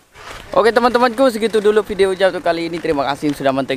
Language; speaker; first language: Indonesian; native; Indonesian